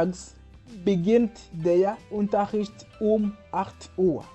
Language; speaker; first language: German; non-native, fluent; Kinyarwanda